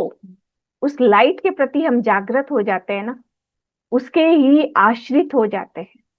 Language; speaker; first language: Hindi; native; Hindi